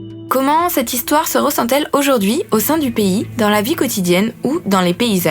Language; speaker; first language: French; native; French